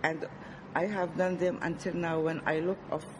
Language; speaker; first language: English; non-native, fluent; Arabic